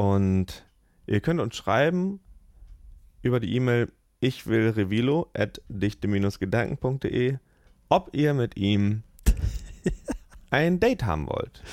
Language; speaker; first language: German; native; German